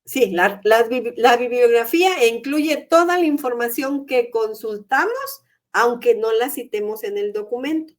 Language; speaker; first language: Spanish; native; Spanish